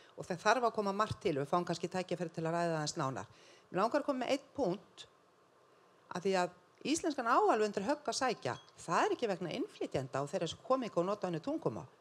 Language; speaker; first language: Icelandic; native; Icelandic